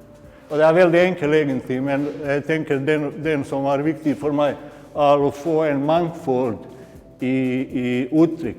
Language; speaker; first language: Norwegian; non-native, fluent; Bosnian